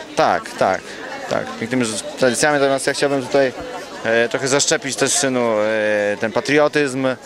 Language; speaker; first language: Polish; native; Polish